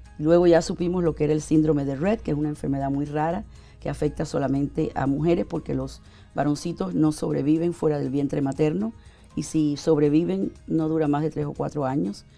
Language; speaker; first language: Spanish; native; Spanish